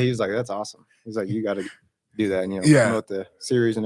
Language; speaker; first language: English; native; English